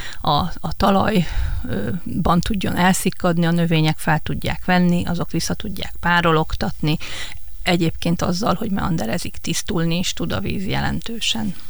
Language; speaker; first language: Hungarian; native; Hungarian